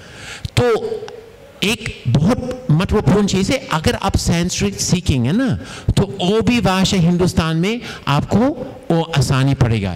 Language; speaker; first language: Hindi; non-native, fluent; Tamil